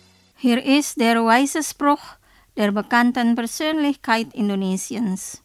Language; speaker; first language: German; non-native, learner; Indonesian